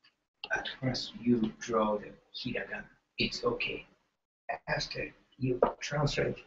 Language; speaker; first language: English; non-native, learner; Japanese